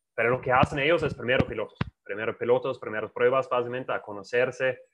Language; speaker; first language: Spanish; non-native, fluent; German